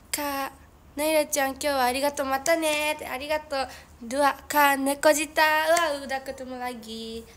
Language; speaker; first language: Indonesian; non-native, learner; Japanese